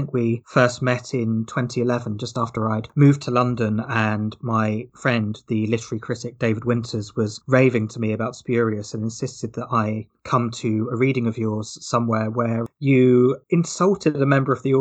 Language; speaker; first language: English; native; English